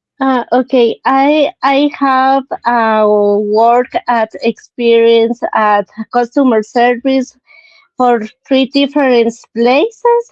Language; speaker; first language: English; non-native, learner; Spanish